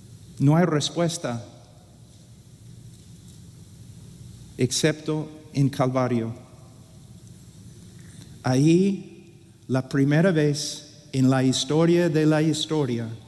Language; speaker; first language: Spanish; non-native, fluent; English